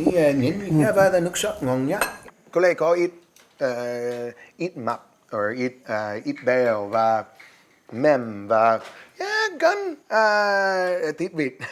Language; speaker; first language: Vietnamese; non-native, learner; English